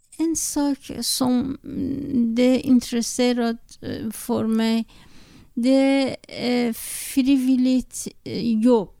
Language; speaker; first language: Swedish; non-native, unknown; Persian